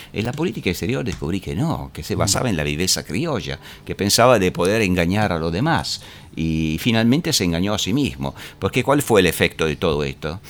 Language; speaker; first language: Spanish; non-native, fluent; Italian